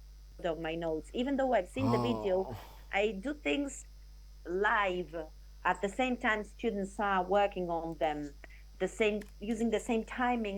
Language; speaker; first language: English; non-native, fluent; Spanish